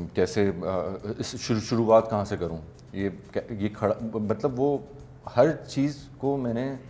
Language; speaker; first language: Urdu; native; Urdu